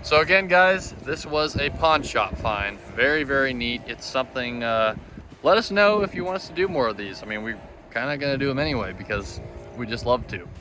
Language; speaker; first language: English; native; English